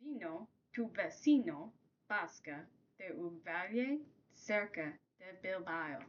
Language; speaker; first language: Spanish; non-native, learner; English